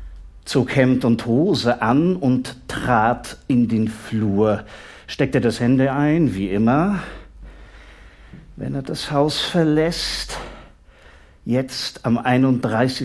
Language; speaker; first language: German; native; German